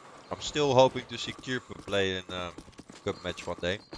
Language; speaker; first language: English; non-native, fluent; Dutch